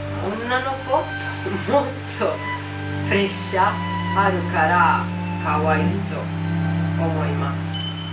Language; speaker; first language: Japanese; non-native, learner; Italian